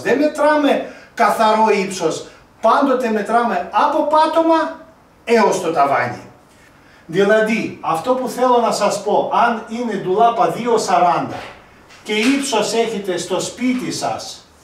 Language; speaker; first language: Greek; non-native, fluent; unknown